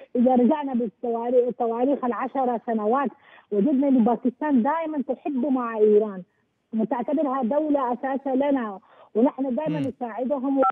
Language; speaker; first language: Arabic; non-native, learner; Urdu